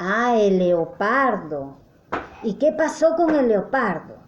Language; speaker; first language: Spanish; native; Spanish